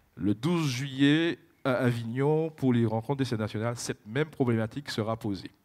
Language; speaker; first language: French; native; French